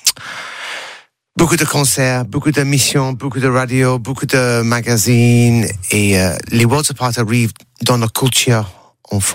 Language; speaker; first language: French; non-native, learner; English